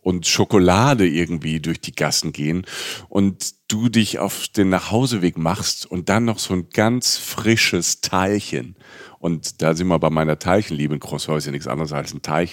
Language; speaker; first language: German; native; German